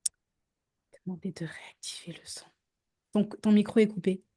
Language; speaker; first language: French; native; French